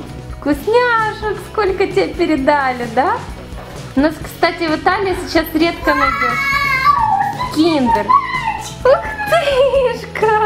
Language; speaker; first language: Russian; native; Russian